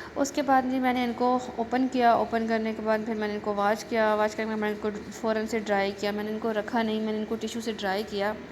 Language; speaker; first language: Urdu; native; Urdu